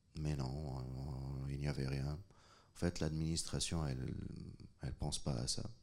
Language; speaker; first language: French; non-native, local second language; Arabic